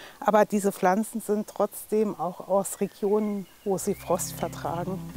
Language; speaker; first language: German; native; German